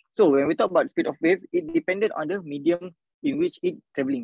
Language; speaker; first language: English; non-native, local second language; Malay